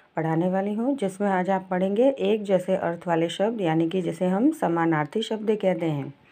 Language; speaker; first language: Hindi; non-native, local second language; Gujarati